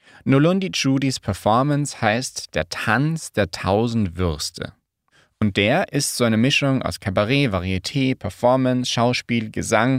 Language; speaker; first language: German; native; German